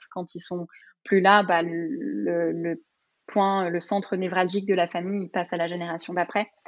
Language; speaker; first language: French; early bilingual, other home language; Arabic